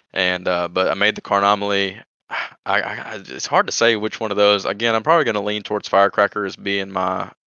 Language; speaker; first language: English; native; English